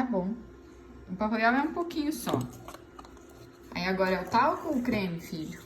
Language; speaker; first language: Portuguese; native; Portuguese